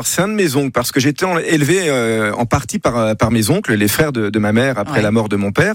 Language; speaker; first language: French; native; French